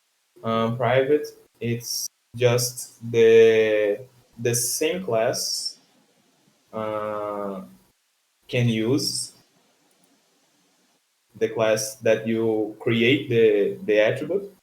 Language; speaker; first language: English; non-native, learner; Portuguese